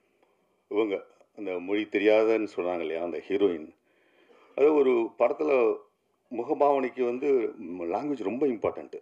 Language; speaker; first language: Tamil; native; Tamil